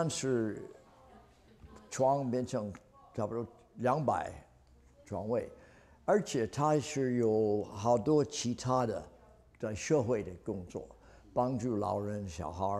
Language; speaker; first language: Chinese; non-native, fluent; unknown